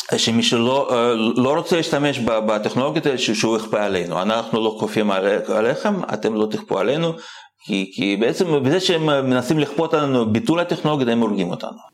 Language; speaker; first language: Hebrew; non-native, fluent; Russian